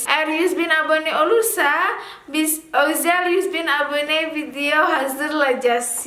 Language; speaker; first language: Turkish; non-native, learner; Indonesian